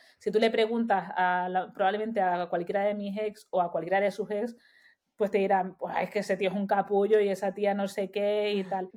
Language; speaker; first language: Spanish; native; Spanish